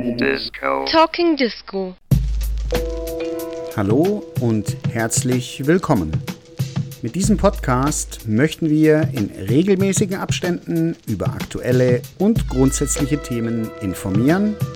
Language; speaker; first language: German; native; German